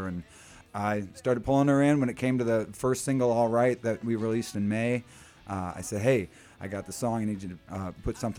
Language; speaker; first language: English; native; English